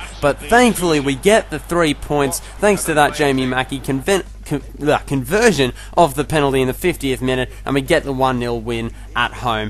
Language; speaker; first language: English; native; English